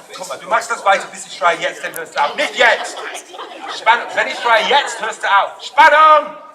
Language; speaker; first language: German; non-native, fluent; English